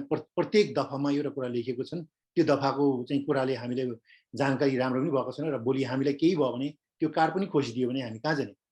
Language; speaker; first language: Nepali; non-native, local second language; Sherpa